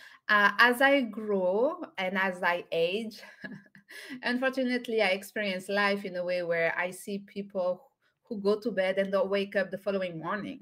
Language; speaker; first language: English; non-native, fluent; French